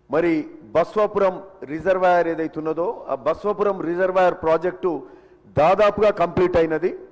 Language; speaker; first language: Telugu; native; Telugu